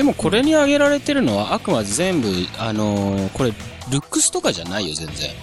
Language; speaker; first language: Japanese; native; Japanese